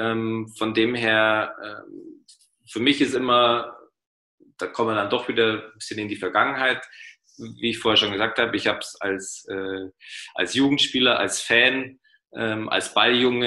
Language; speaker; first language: German; native; German